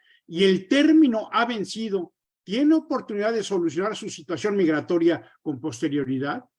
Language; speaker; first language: Spanish; native; Spanish